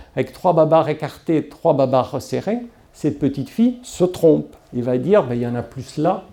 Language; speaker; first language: French; native; French